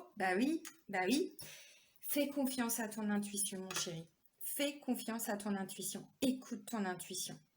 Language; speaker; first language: French; native; French